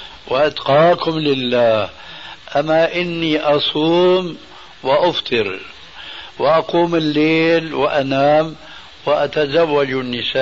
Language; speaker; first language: Arabic; early bilingual, other home language; Albanian